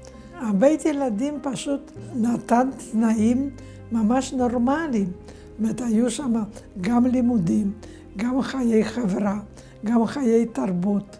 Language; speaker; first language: Hebrew; non-native, fluent; Polish